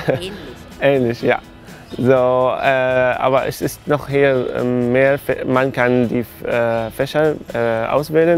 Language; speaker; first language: German; non-native, learner; Arabic